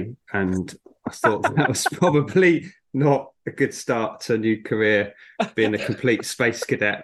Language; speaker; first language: English; native; English